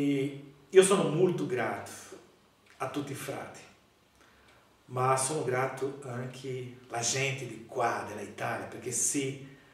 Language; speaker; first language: Italian; non-native, learner; Portuguese